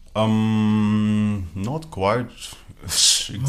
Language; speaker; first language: English; non-native, fluent; Arabic